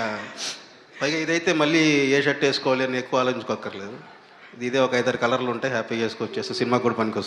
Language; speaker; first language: Telugu; native; Telugu